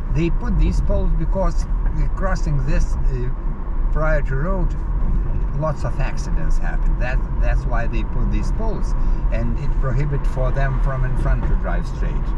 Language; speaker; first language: English; non-native, learner; Lithuanian